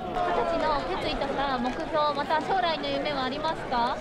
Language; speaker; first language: Japanese; native; Japanese